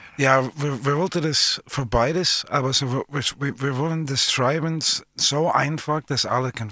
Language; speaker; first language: German; non-native, learner; English